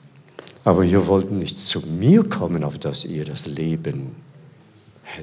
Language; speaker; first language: German; non-native, fluent; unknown